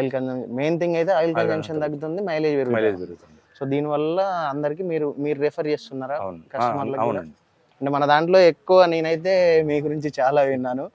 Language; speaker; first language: Telugu; native; Telugu